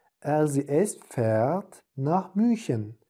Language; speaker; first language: German; non-native, fluent; Turkish